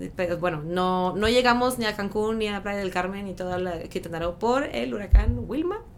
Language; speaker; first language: Spanish; non-native, fluent; French